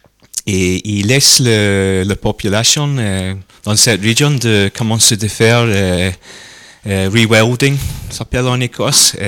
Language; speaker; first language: French; non-native, learner; English